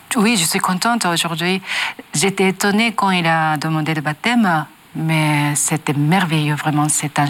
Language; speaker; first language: French; non-native, learner; Japanese